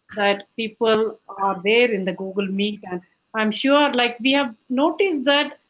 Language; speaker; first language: English; non-native, local second language; Tamil